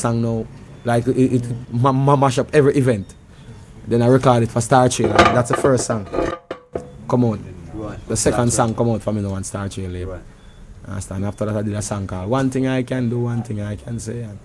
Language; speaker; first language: English; non-native, local second language; Jamaican Creole English